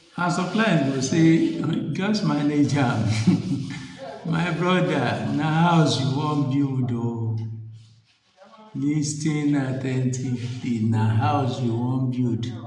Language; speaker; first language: Nigerian Pidgin; native; Nigerian Pidgin